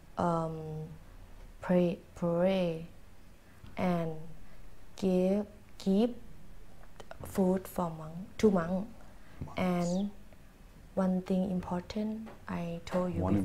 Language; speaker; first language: English; non-native, learner; Thai